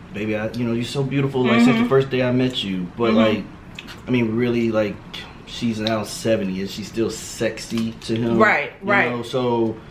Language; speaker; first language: English; native; English